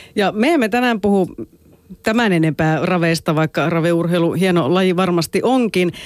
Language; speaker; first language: Finnish; native; Finnish